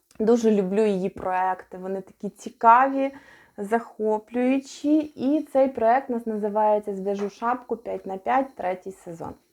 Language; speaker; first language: Ukrainian; non-native, local second language; Russian